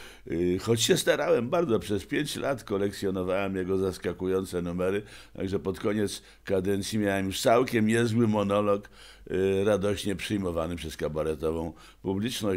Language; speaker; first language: Polish; native; Polish